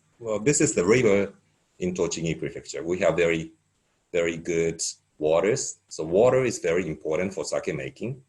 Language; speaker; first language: English; non-native, fluent; Japanese